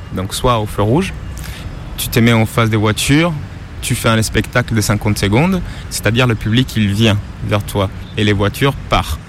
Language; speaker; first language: French; non-native, fluent; Spanish